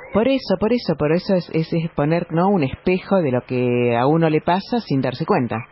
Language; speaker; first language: Spanish; native; Spanish